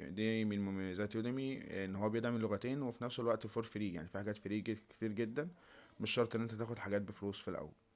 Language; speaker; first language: Arabic; native; Arabic